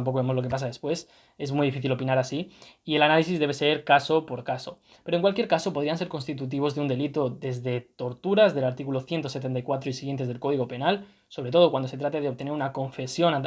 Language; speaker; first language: Spanish; native; Spanish